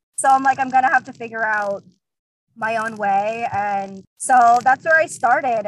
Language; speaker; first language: English; early bilingual, other home language; Russian